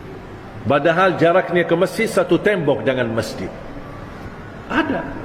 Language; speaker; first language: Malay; non-native, fluent; Arabic